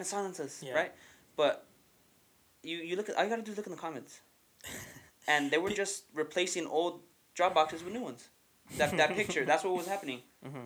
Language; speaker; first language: English; early bilingual, other home language; Spanish